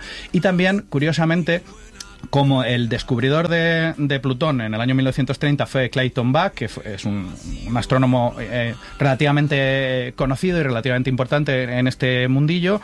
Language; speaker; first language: Spanish; native; Spanish